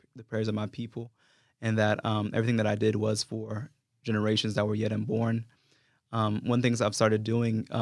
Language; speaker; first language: English; native; English